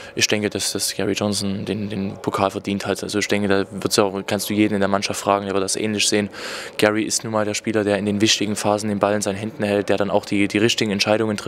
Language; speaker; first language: German; native; German